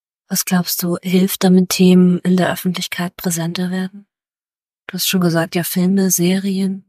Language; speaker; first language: German; native; German